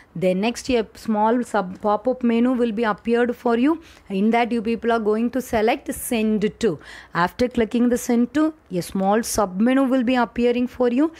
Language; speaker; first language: English; non-native, local second language; Tamil